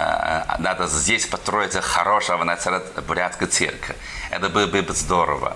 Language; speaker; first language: Russian; non-native, learner; Chinese